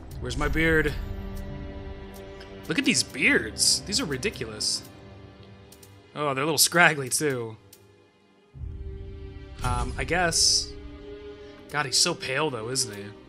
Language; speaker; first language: English; native; English